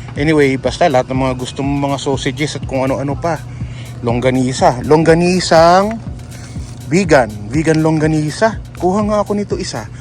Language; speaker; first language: Filipino; non-native, local second language; Pampanga